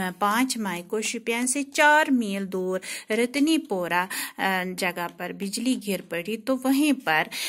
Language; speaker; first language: Urdu; non-native, local second language; Kashmiri